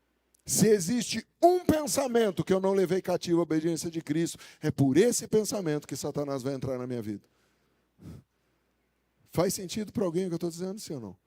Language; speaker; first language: Portuguese; native; Portuguese